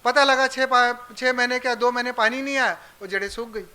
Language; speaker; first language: Hindi; non-native, local second language; Marathi